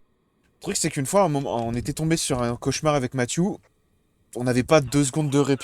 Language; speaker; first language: French; native; French